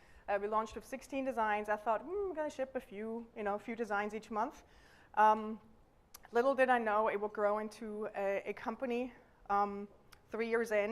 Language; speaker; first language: English; non-native, fluent; German